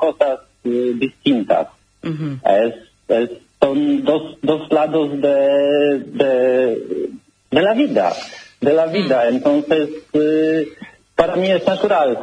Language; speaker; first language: Spanish; non-native, learner; Polish